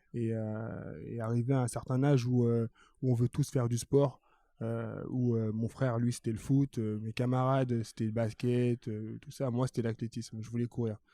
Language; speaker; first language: French; early bilingual, other home language; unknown